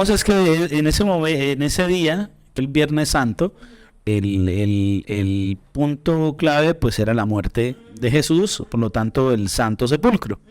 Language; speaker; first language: Spanish; native; Spanish